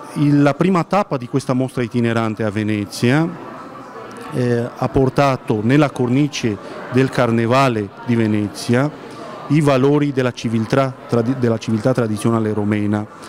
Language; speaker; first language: Italian; non-native, fluent; Romanian